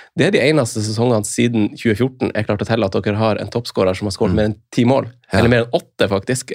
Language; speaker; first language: Norwegian; native; Norwegian